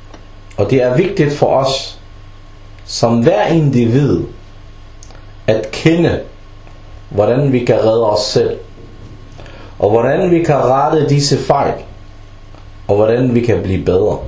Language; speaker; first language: Danish; early bilingual, other home language; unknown